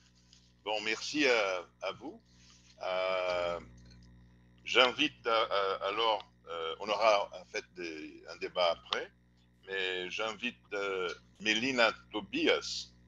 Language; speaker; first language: French; non-native, fluent; Portuguese